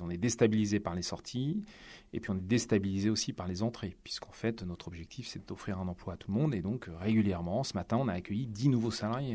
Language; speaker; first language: French; native; French